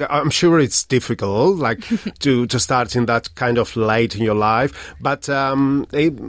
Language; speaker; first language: English; native; English